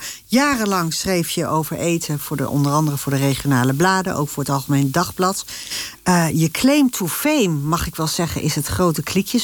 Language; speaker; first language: Dutch; native; Dutch